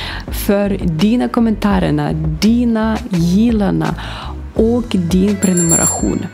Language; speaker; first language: Swedish; non-native, fluent; Ukrainian